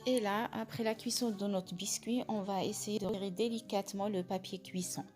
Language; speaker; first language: French; non-native, local second language; Arabic